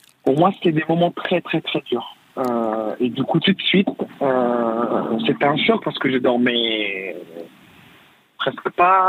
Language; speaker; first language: French; non-native, fluent; Arabic